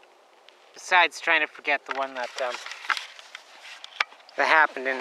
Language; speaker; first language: English; native; English